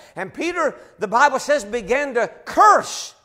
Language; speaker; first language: English; native; English